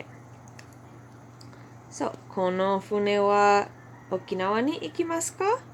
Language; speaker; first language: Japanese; non-native, fluent; English